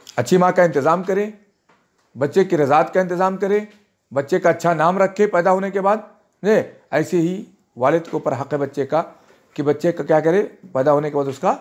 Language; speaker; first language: Hindi; native; Hindi